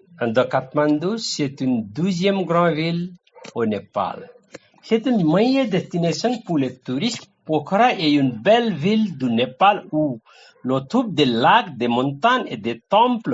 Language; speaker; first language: French; non-native, learner; Nepali